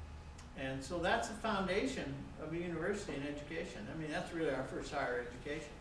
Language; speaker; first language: English; native; English